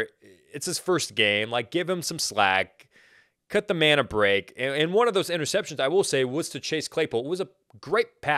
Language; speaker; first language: English; native; English